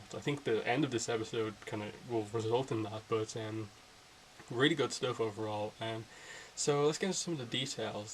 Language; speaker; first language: English; native; English